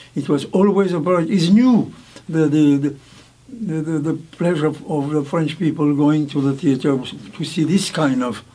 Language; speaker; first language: English; non-native, fluent; French